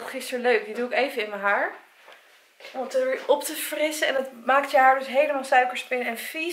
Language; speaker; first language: Dutch; native; Dutch